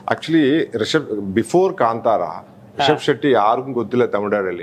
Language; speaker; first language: Kannada; non-native, learner; Tamil